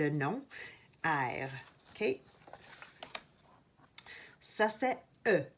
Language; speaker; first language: French; non-native, fluent; English